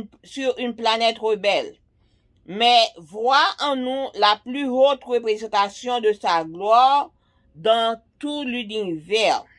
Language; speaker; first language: French; non-native, local second language; Haitian Creole